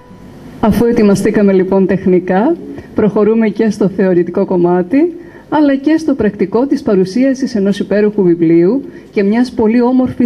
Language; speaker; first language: Greek; native; Greek